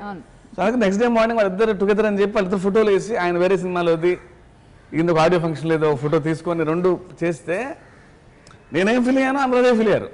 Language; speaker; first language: Telugu; native; Telugu